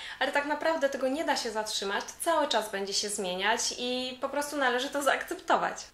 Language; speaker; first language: Polish; native; Polish